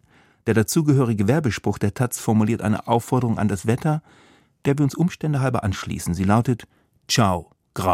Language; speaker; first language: German; native; German